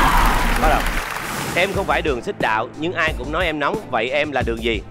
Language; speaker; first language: Vietnamese; native; Vietnamese